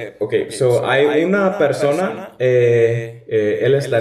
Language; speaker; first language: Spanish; non-native, learner; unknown